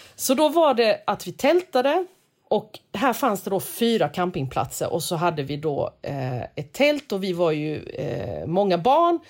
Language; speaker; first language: Swedish; early bilingual, other home language; Korean